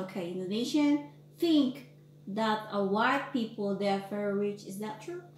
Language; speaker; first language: English; non-native, learner; Indonesian